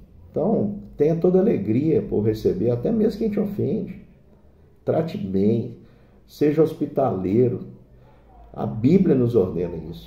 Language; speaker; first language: Portuguese; native; Portuguese